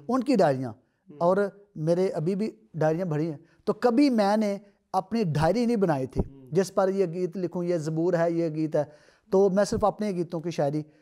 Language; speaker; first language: Urdu; non-native, local second language; Punjabi